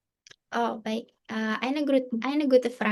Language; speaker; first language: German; non-native, fluent; Indonesian